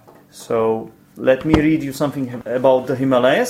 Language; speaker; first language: English; non-native, fluent; Czech